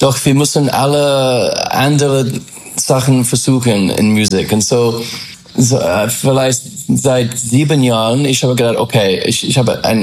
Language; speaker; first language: German; non-native, fluent; English